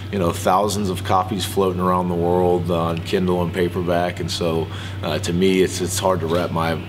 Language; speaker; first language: English; native; English